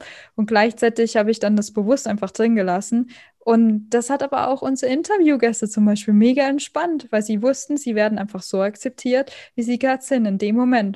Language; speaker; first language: German; native; German